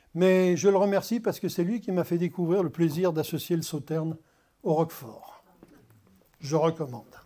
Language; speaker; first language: French; native; French